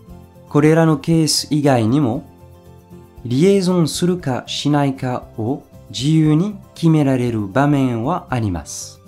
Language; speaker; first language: Japanese; non-native, fluent; French